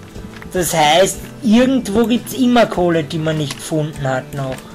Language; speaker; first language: German; native; German